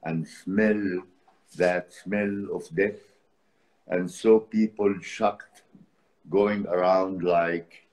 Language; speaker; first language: English; non-native, fluent; Arabic